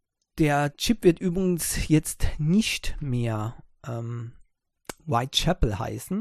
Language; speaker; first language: German; native; German